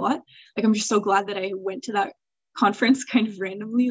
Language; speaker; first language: English; early bilingual, other home language; Swiss German